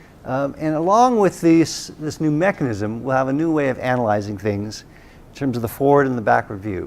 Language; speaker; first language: English; native; English